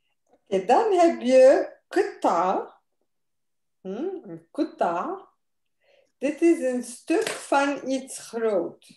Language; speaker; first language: Dutch; non-native, fluent; Arabic